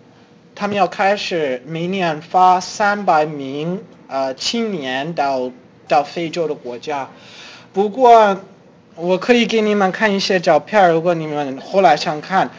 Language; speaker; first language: Chinese; non-native, fluent; English